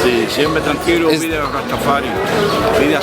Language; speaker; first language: Spanish; native; Spanish